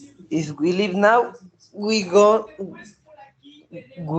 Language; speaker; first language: English; non-native, learner; Spanish